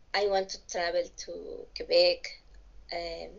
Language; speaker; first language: English; non-native, learner; Spanish